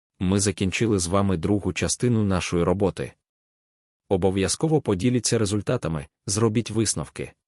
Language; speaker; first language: Ukrainian; native; Ukrainian